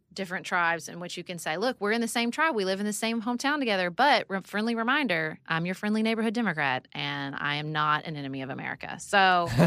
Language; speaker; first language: English; native; English